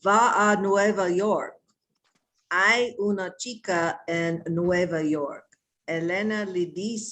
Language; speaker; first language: Spanish; non-native, learner; English